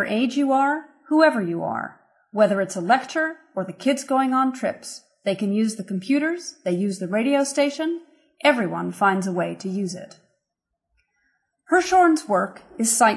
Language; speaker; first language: English; native; English